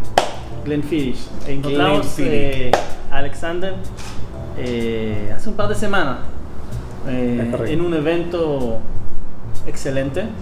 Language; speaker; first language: Spanish; non-native, fluent; Hebrew